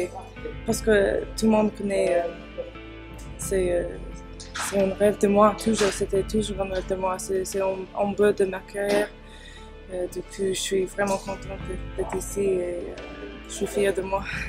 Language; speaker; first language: French; early bilingual, heritage; English